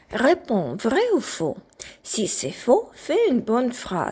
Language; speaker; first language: French; non-native, fluent; Ukrainian